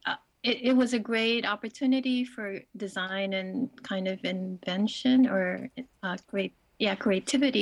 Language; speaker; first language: English; early bilingual, other home language; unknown